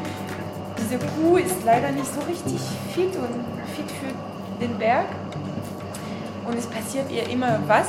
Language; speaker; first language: German; non-native, learner; French